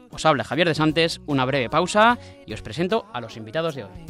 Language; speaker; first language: Spanish; native; Spanish